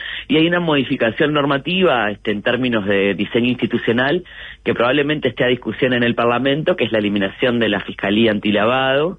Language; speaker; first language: Spanish; native; Spanish